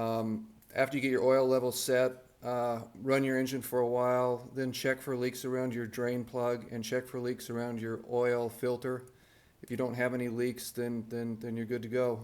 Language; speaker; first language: English; native; English